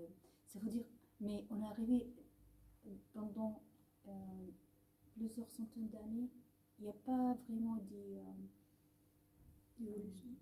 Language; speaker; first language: French; non-native, learner; Arabic